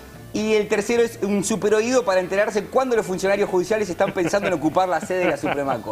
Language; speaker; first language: Spanish; native; Spanish